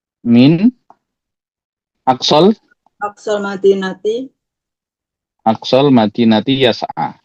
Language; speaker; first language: Arabic; non-native, fluent; Indonesian